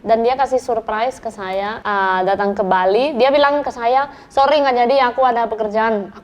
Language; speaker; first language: Indonesian; non-native, fluent; Spanish